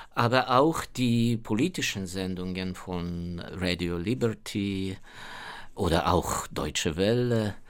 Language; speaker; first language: German; non-native, fluent; Ukrainian